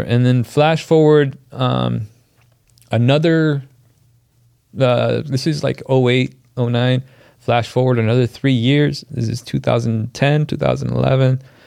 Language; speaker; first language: English; early bilingual, other home language; Spanish